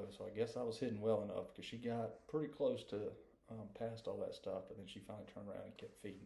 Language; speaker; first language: English; native; English